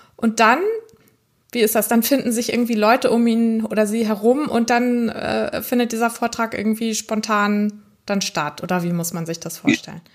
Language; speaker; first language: German; native; German